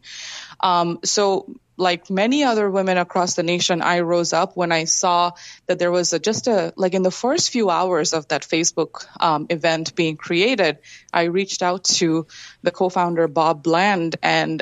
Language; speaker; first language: English; non-native, local second language; Bangla